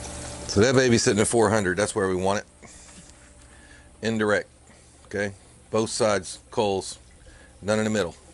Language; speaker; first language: English; native; English